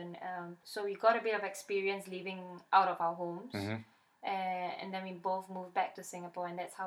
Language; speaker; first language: English; native; English